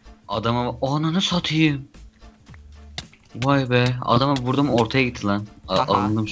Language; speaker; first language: Turkish; native; Turkish